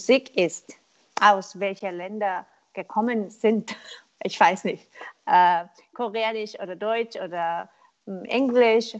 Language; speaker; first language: German; non-native, learner; Korean